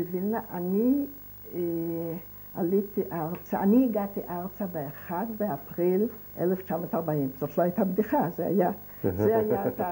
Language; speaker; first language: Hebrew; non-native, fluent; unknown